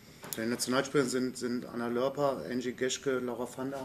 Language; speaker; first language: German; native; German